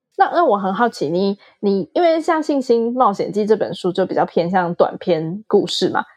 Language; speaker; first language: Chinese; native; Chinese